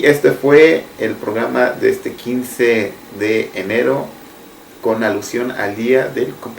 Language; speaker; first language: Spanish; native; Spanish